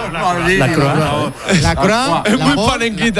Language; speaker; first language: Spanish; native; Spanish